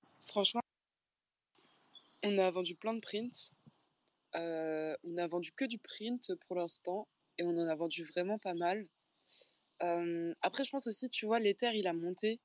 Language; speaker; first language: French; native; French